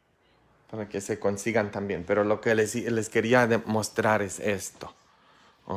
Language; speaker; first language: Spanish; non-native, fluent; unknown